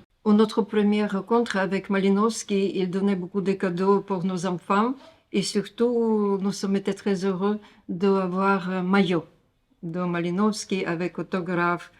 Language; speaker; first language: French; non-native, learner; Ukrainian